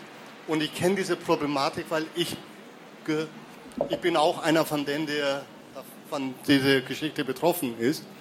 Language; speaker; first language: German; early bilingual, other home language; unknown